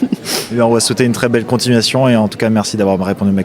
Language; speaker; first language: French; native; French